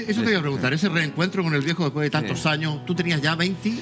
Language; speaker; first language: Spanish; native; Spanish